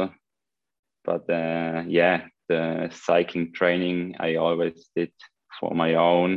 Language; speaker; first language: English; non-native, fluent; Swiss German